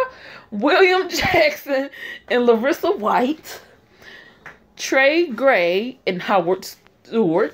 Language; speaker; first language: English; native; English